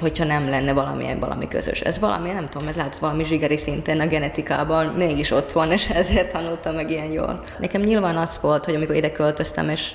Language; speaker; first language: Hungarian; non-native, fluent; Finnish